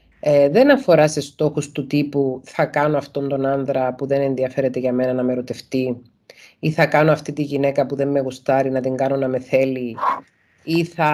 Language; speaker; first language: Greek; native; Greek